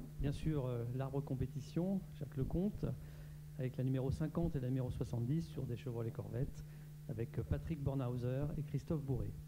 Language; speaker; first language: French; native; French